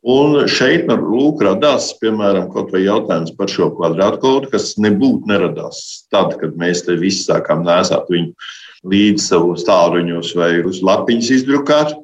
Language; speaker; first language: Latvian; native; Latvian